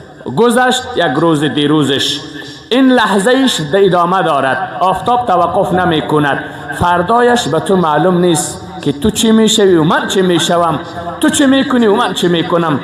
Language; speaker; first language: Persian; native; Persian